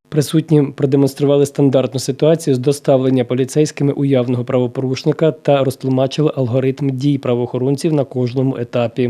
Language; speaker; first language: Ukrainian; native; Ukrainian